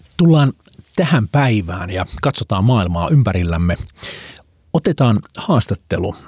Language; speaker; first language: Finnish; native; Finnish